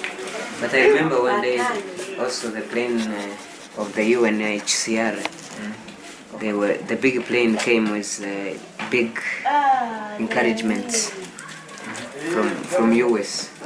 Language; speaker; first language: English; non-native, local second language; Swahili